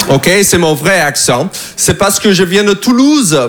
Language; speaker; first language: French; non-native, fluent; English